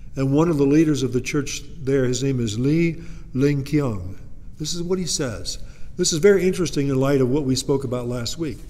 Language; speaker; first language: English; native; English